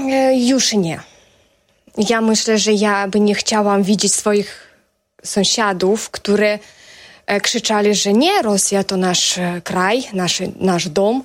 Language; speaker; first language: Polish; non-native, fluent; Russian